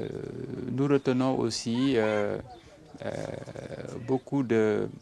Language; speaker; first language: French; non-native, local second language; Serer